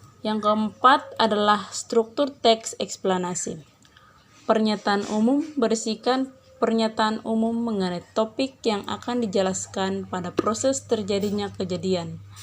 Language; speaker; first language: Indonesian; native; Indonesian